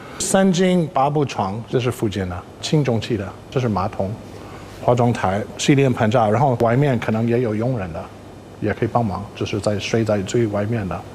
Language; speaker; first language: Chinese; non-native, fluent; English